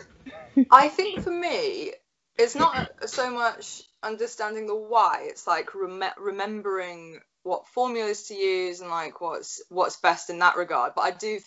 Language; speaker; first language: English; native; English